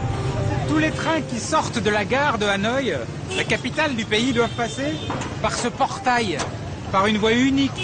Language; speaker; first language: French; native; French